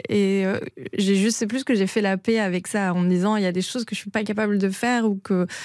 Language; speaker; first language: French; native; French